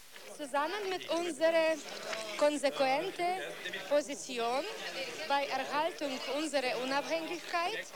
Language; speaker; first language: German; non-native, learner; Lithuanian